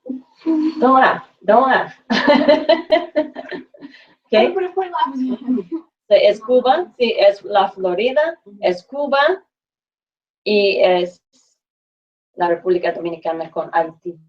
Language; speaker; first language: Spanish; non-native, fluent; English